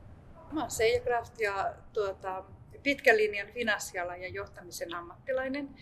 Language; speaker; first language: Finnish; native; Finnish